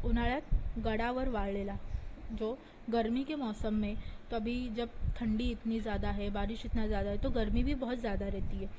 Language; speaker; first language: Hindi; non-native, local second language; Marathi